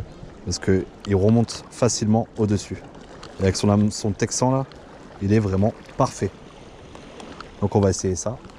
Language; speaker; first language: French; native; French